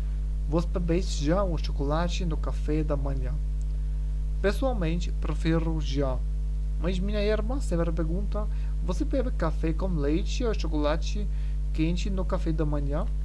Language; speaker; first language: Portuguese; non-native, learner; German